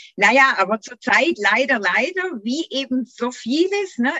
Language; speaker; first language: German; native; German